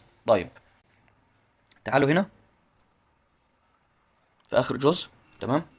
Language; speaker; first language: Arabic; native; Arabic